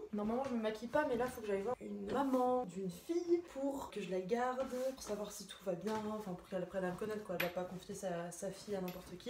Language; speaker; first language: French; native; French